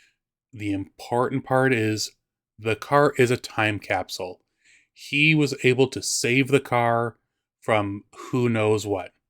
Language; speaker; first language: English; native; English